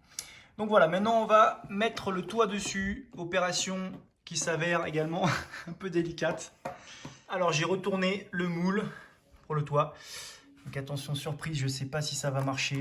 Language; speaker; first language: French; native; French